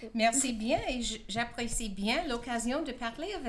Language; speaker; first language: French; non-native, fluent; English